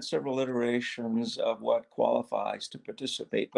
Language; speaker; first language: English; native; English